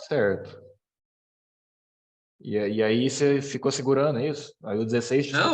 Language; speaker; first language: Portuguese; native; Portuguese